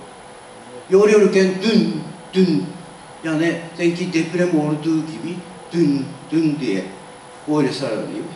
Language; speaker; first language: Turkish; non-native, learner; Japanese